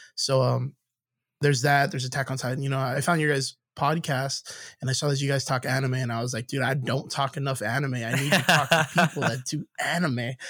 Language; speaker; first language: English; native; English